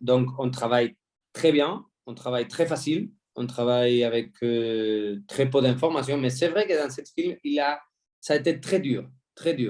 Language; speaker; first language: French; non-native, fluent; Spanish